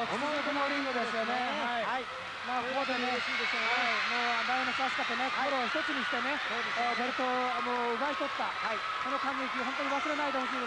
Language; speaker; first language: Japanese; native; Japanese